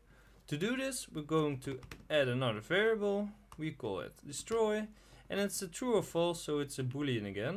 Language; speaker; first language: English; non-native, fluent; Dutch